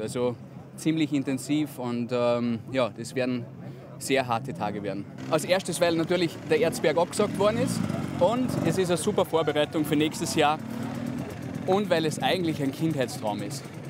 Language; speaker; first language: German; native; German